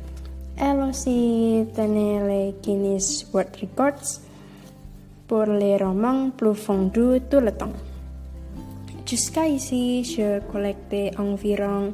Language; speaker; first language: French; non-native, learner; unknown